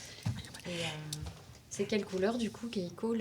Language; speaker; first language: French; native; French